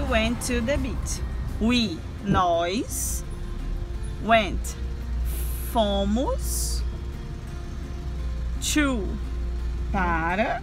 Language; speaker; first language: English; non-native, learner; Portuguese